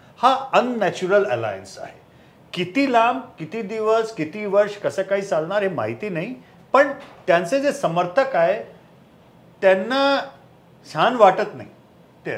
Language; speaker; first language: Marathi; early bilingual, heritage; Marathi